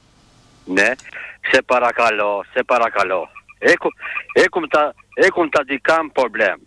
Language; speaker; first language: Greek; non-native, learner; Albanian